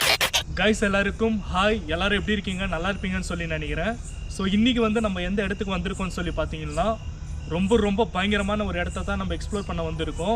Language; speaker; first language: Tamil; native; Tamil